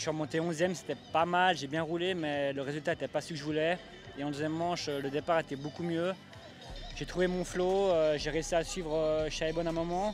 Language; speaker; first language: French; native; French